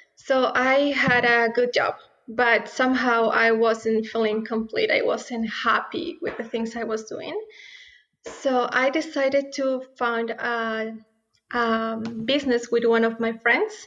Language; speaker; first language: English; non-native, fluent; Spanish